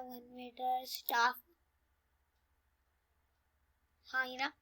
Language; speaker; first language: Hindi; native; Hindi